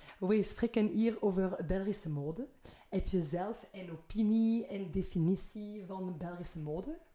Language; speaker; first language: Dutch; non-native, fluent; French